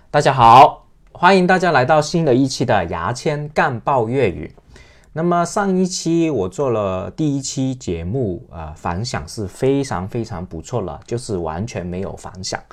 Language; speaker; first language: Chinese; non-native, local second language; Cantonese